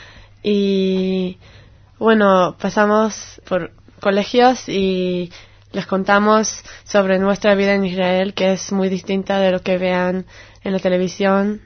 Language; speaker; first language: Spanish; non-native, fluent; Hebrew